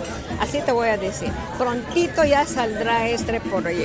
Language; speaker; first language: Spanish; native; Spanish